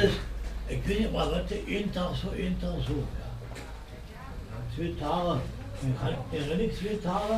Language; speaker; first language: German; native; German